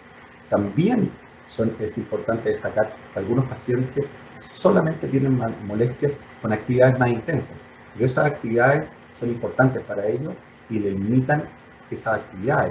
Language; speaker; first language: Spanish; native; Spanish